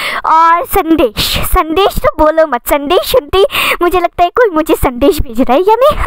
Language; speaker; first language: Hindi; non-native, local second language; Bangla